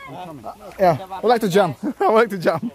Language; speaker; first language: English; non-native, learner; Indonesian